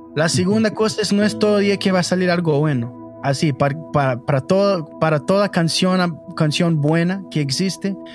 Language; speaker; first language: Spanish; non-native, learner; English